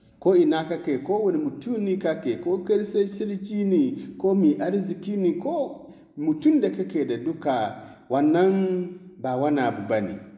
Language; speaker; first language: Hausa; non-native, local second language; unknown